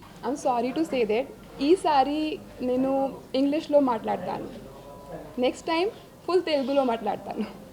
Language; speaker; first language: Telugu; non-native, learner; Hindi